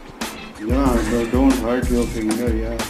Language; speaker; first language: English; non-native, local second language; Hindi